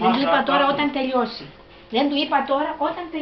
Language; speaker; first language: Greek; native; Greek